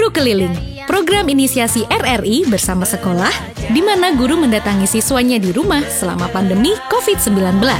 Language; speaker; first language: Indonesian; native; Indonesian